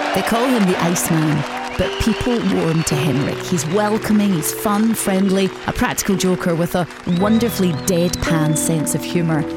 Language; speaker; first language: English; native; English